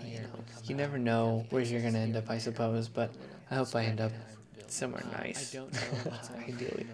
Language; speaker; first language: English; native; English